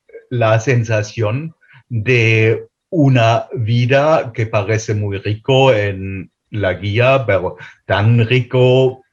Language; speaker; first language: Spanish; non-native, fluent; German